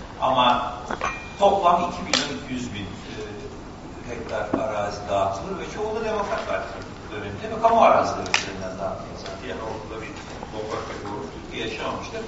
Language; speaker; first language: Turkish; native; Turkish